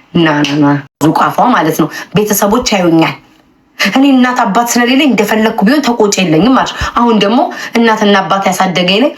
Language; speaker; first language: Amharic; native; Amharic